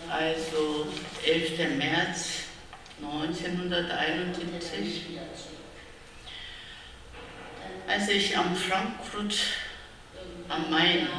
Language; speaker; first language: German; non-native, fluent; Korean